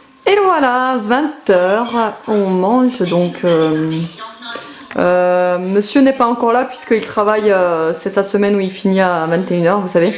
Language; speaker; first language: French; native; French